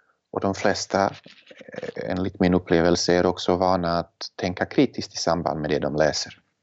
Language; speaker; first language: Swedish; non-native, fluent; Serbian